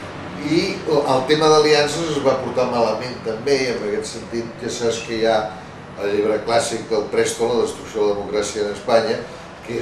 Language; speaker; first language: Catalan; native; Catalan